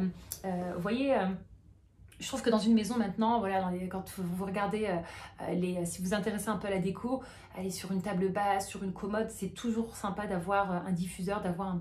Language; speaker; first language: French; native; French